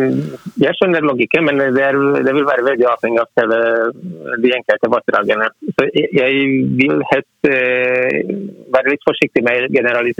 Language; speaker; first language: Norwegian; non-native, fluent; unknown